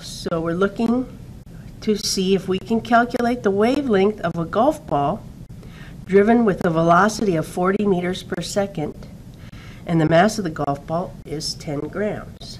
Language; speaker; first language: English; native; English